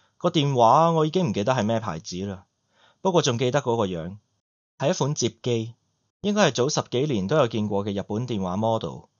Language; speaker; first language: Cantonese; native; Cantonese